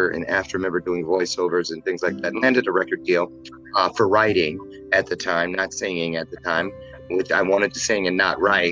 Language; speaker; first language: English; native; English